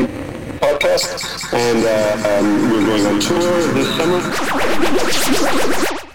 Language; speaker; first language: English; native; English